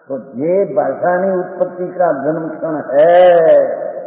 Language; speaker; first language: Hindi; non-native, local second language; Gujarati